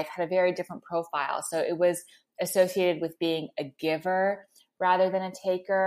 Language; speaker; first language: English; native; English